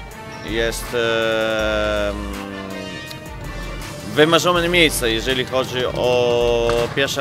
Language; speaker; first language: Polish; non-native, fluent; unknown